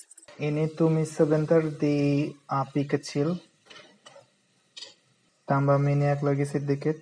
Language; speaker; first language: Indonesian; non-native, fluent; Bangla